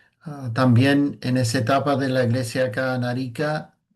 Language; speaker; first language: Spanish; non-native, fluent; English